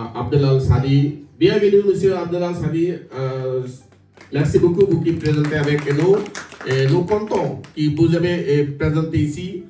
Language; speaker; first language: French; non-native, learner; Bangla